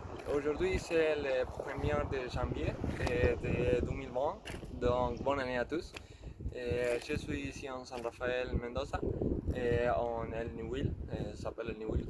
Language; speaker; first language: French; non-native, learner; Spanish